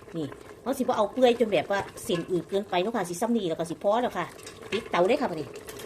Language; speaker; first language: Thai; native; Thai